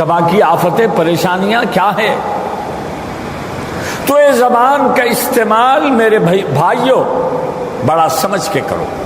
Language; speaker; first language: Urdu; native; Urdu